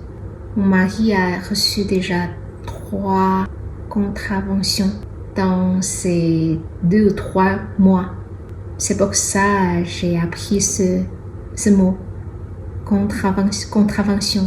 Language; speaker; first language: French; non-native, fluent; Chinese